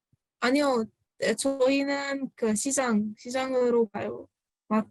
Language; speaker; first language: Korean; non-native, fluent; Arabic